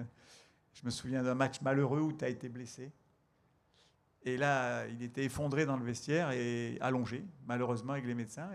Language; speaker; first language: French; native; French